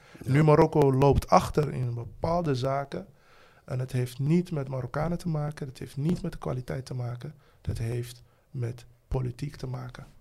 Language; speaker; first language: Dutch; non-native, fluent; Arabic